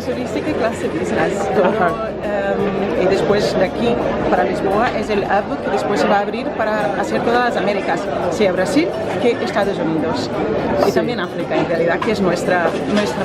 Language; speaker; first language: Spanish; non-native, fluent; Portuguese